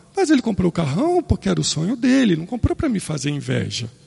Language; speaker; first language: Portuguese; native; Portuguese